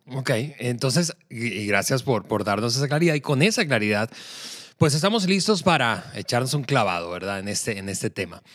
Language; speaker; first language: Spanish; native; Spanish